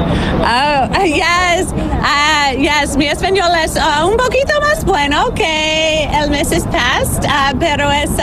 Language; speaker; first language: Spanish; non-native, learner; English